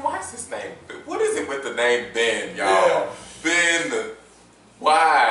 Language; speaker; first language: English; native; English